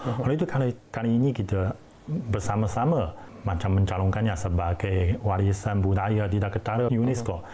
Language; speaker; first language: Malay; non-native, fluent; Chinese